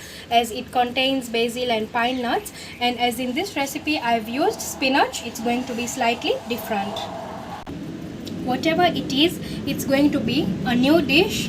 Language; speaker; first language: English; non-native, local second language; Gujarati